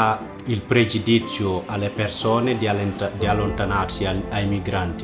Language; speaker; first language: Italian; non-native, fluent; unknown